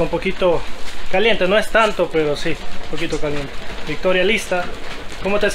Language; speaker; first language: Spanish; native; Spanish